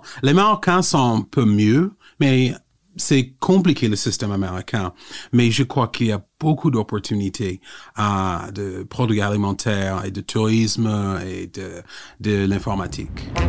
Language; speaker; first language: French; non-native, fluent; English